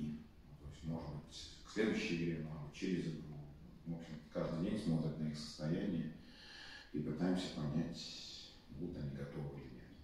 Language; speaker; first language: Russian; native; Russian